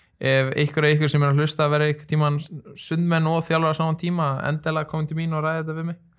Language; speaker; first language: Icelandic; early bilingual, other home language; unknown